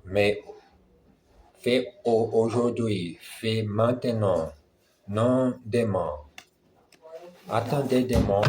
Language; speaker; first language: French; non-native, learner; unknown